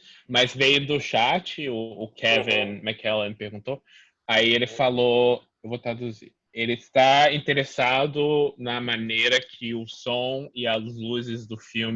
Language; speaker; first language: Portuguese; early bilingual, heritage; Portuguese